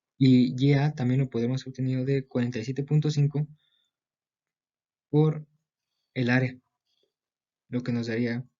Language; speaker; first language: Spanish; native; Spanish